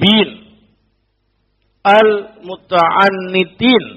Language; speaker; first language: Arabic; non-native, fluent; Indonesian